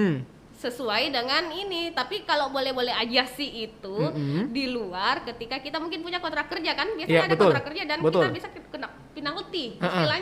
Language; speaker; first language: Indonesian; native; Indonesian